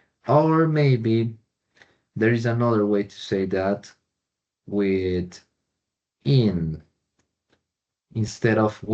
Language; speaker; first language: English; non-native, fluent; Spanish